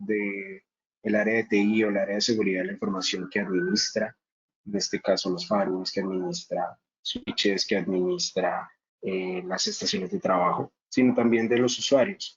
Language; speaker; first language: Spanish; native; Spanish